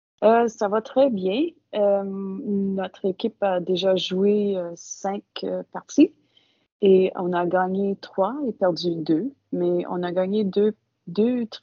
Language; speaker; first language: French; non-native, local second language; English